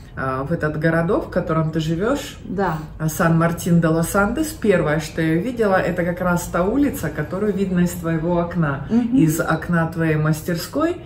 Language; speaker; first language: Russian; native; Russian